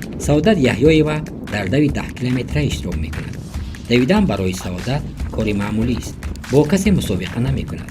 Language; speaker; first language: Persian; native; Persian